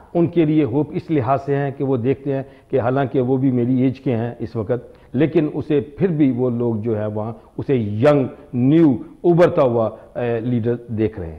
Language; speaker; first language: Urdu; native; Urdu